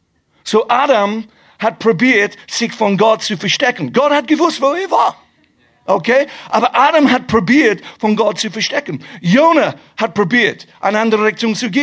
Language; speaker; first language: German; non-native, fluent; English